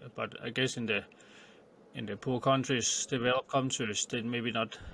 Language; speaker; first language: English; non-native, fluent; Danish